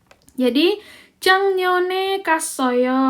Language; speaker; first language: Korean; non-native, fluent; Indonesian